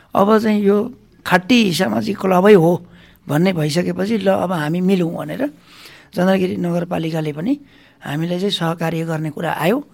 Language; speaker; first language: Nepali; non-native, local second language; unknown